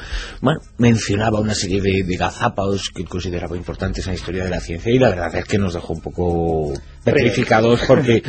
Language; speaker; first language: Spanish; native; Spanish